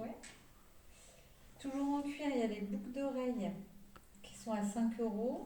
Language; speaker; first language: French; native; French